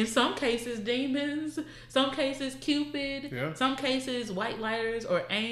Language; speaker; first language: English; native; English